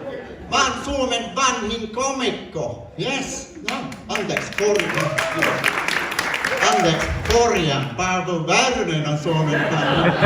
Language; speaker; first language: Finnish; non-native, fluent; English